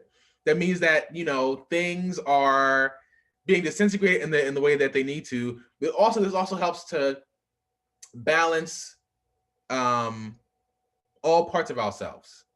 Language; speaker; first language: English; native; English